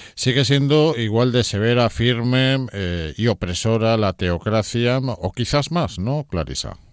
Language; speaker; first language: Spanish; native; Spanish